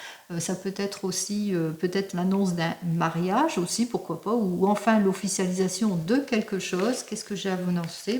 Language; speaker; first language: French; native; French